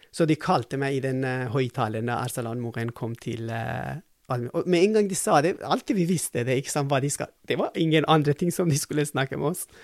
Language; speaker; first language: Norwegian; non-native, fluent; Persian